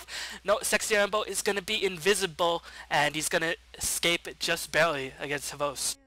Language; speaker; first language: English; native; English